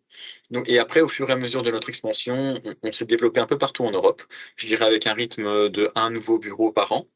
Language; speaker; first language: French; native; French